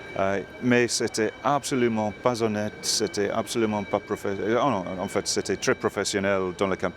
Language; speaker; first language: French; non-native, fluent; English